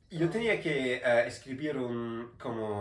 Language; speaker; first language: Spanish; non-native, learner; German